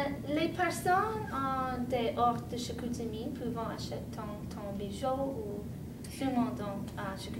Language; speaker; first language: French; non-native, learner; English